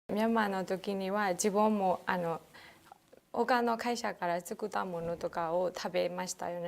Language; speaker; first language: Japanese; non-native, learner; Burmese